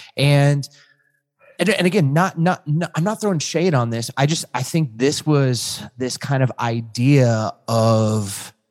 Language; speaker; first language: English; native; English